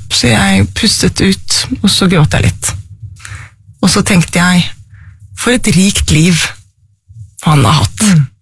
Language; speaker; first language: Norwegian; native; Norwegian